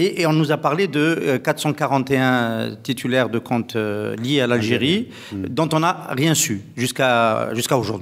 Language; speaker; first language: French; non-native, local second language; Arabic